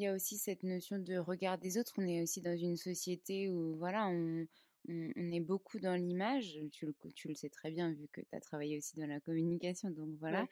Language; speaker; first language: French; native; French